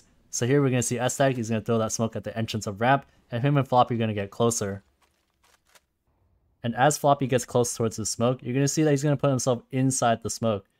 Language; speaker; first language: English; native; English